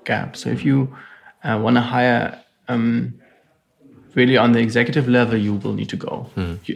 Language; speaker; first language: English; non-native, fluent; German